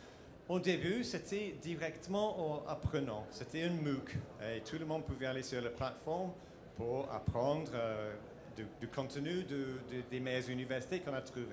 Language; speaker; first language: French; non-native, fluent; English